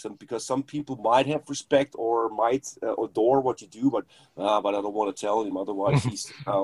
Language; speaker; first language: English; non-native, fluent; German